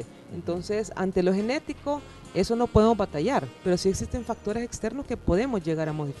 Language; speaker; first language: Spanish; native; Spanish